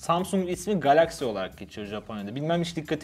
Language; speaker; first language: Turkish; native; Turkish